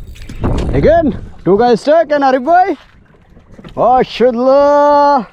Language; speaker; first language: English; non-native, learner; Hindi